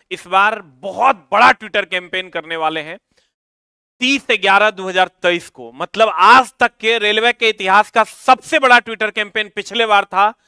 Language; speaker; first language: Hindi; native; Hindi